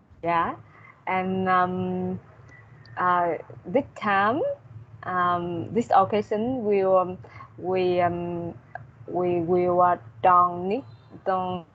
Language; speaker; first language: English; non-native, learner; Vietnamese